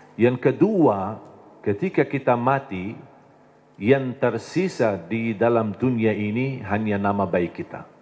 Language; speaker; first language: Indonesian; non-native, fluent; Arabic